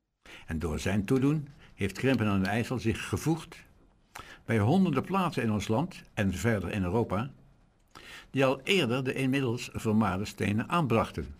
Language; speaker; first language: Dutch; native; Dutch